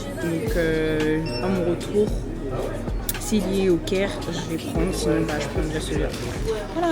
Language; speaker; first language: French; native; French